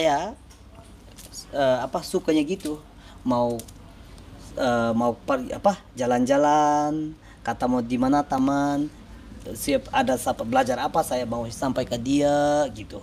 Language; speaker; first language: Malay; non-native, learner; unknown